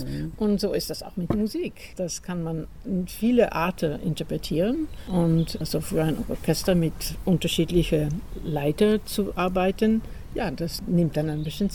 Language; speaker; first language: German; non-native, fluent; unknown